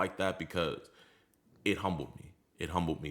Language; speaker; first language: English; native; English